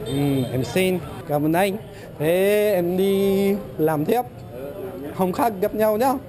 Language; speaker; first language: Vietnamese; non-native, fluent; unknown